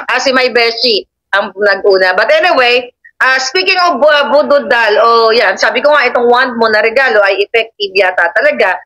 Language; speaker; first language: Filipino; non-native, local second language; Hiligaynon